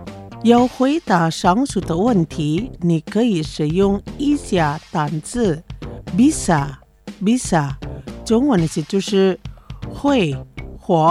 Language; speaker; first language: Chinese; non-native, fluent; Indonesian